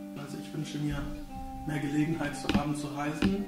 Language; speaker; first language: German; non-native, learner; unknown